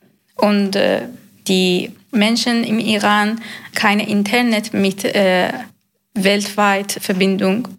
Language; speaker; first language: German; non-native, learner; Persian